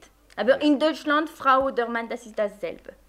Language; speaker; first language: German; non-native, fluent; French